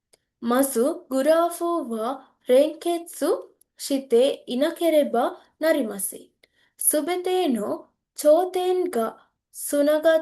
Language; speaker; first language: Japanese; non-native, learner; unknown